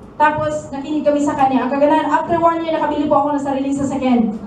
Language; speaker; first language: Filipino; non-native, local second language; Cebuano